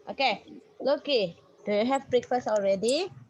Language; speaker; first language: English; non-native, fluent; Indonesian